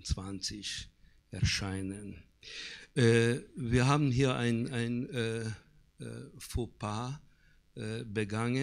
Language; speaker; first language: German; non-native, fluent; Hungarian